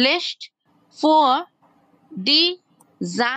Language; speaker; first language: German; non-native, learner; Bangla